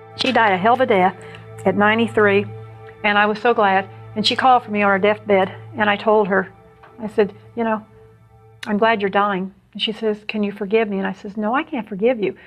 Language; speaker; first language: English; native; English